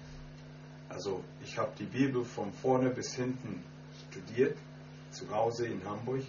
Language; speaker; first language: German; non-native, fluent; Akan